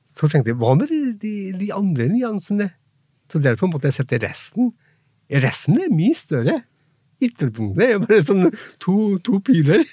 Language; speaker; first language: Norwegian; non-native, fluent; Punjabi